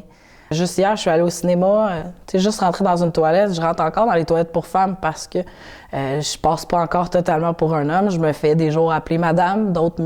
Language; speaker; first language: French; native; French